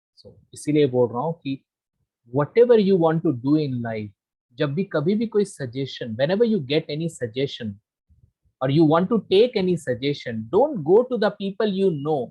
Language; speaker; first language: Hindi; non-native, local second language; Bangla